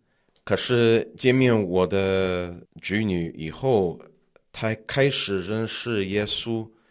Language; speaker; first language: Chinese; non-native, learner; English